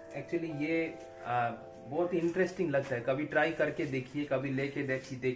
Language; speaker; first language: Hindi; native; Hindi